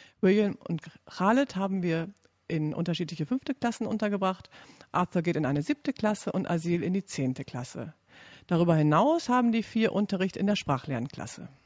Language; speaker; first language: German; native; German